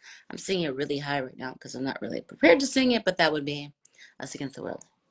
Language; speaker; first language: English; native; English